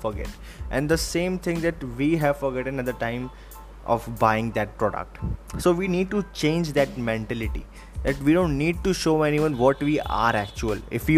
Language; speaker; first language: English; non-native, local second language; Hindi